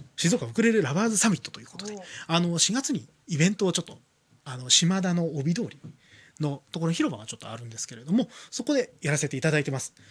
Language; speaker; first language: Japanese; native; Japanese